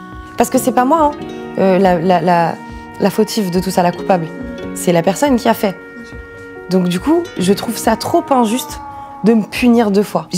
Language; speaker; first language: French; native; French